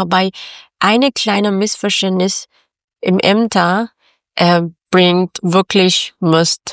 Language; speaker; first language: German; non-native, learner; Persian